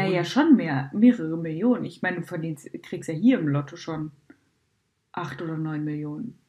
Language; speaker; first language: German; native; German